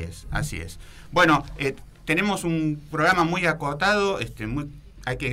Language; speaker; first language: Spanish; native; Spanish